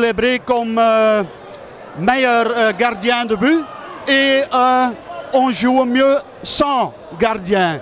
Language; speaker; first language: French; non-native, local second language; Dutch